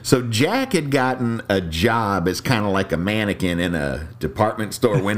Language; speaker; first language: English; native; English